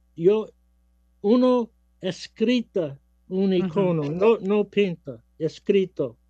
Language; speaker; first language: Spanish; non-native, learner; English